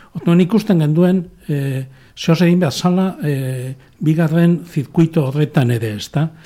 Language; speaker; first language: Basque; native; Basque